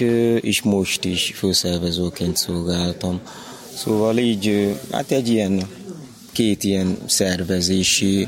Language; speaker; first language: Hungarian; non-native, learner; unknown